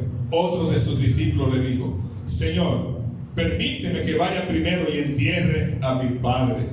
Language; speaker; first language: Spanish; native; Spanish